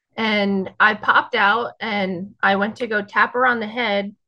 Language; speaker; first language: English; native; English